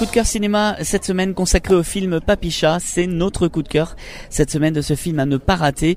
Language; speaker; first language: French; native; French